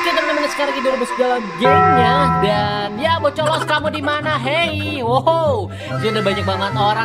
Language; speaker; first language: Indonesian; native; Indonesian